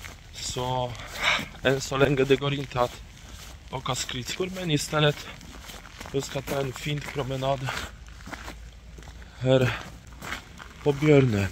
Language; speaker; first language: Swedish; non-native, fluent; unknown